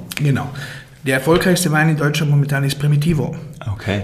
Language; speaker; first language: German; native; German